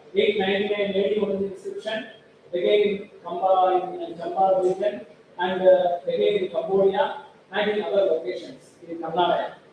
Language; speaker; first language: English; non-native, local second language; Malayalam